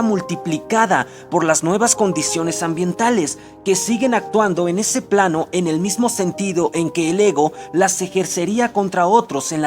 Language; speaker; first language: Spanish; native; Spanish